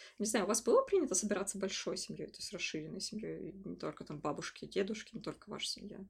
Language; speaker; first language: Russian; native; Russian